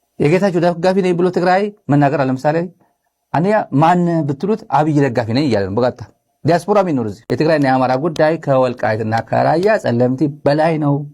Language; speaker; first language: Amharic; non-native, local second language; Tigrinya